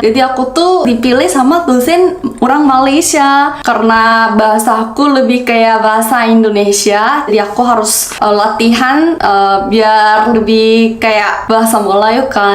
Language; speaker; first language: Indonesian; non-native, fluent; Korean